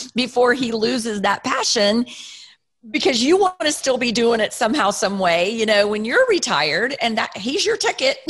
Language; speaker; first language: English; native; English